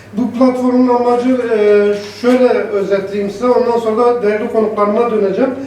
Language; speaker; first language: Turkish; non-native, local second language; Kurdish